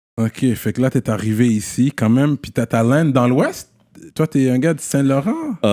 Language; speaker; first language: French; native; French